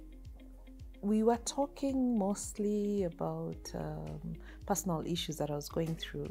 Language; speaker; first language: English; non-native, local second language; Luyia